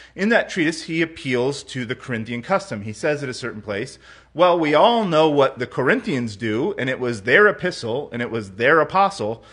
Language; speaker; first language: English; native; English